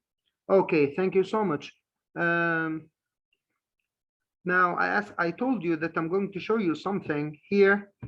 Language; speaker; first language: English; non-native, fluent; Arabic